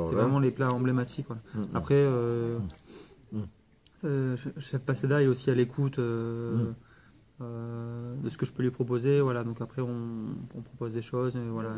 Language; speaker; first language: French; native; French